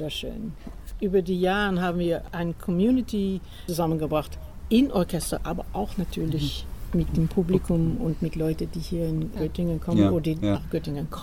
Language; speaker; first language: German; non-native, fluent; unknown